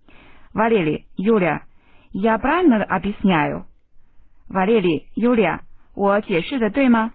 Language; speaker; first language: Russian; non-native, fluent; Chinese